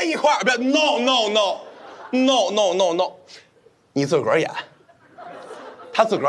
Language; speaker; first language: Chinese; native; Chinese